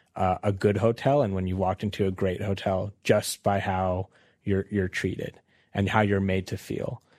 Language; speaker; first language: English; native; English